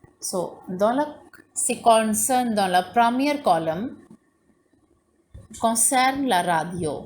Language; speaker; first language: French; non-native, learner; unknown